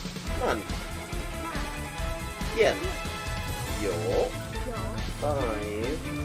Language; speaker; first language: Danish; non-native, learner; English